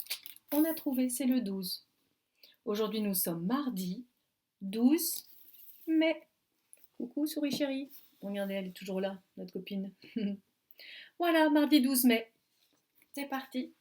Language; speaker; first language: French; native; French